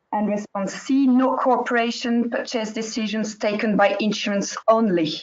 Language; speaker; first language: English; non-native, fluent; French